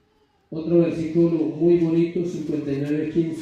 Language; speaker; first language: Spanish; native; Spanish